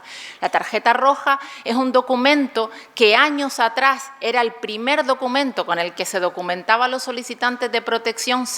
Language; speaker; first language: Spanish; native; Spanish